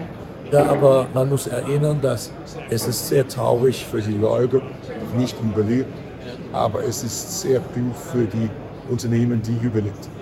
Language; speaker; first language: German; non-native, learner; Danish